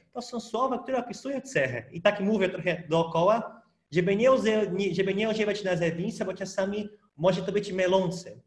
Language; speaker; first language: Polish; non-native, fluent; Portuguese